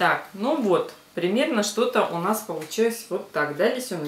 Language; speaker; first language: Russian; native; Russian